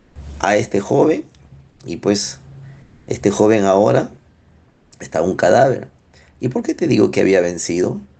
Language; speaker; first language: Spanish; native; Spanish